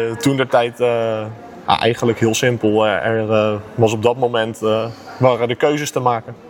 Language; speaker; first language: Dutch; native; Dutch